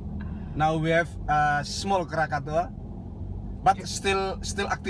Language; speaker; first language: English; non-native, learner; Balinese